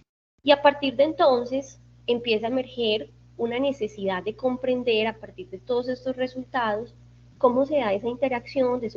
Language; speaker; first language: Spanish; native; Spanish